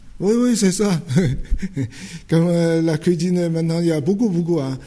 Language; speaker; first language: French; non-native, fluent; Chinese